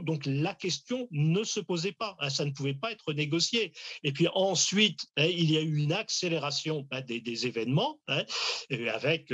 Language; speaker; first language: French; native; French